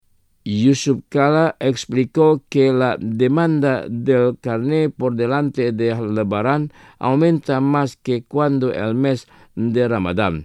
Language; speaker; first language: Spanish; non-native, fluent; Indonesian